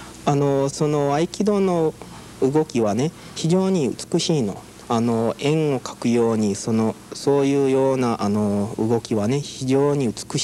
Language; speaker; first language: Japanese; early bilingual, heritage; English